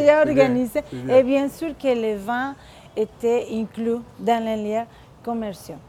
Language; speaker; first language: French; non-native, fluent; Spanish